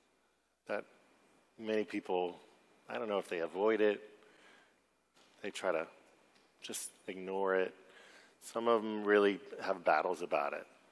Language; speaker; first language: English; native; English